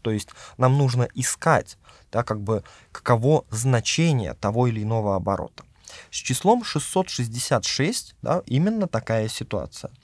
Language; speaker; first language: Russian; native; Russian